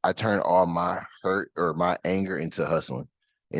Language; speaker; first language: English; native; English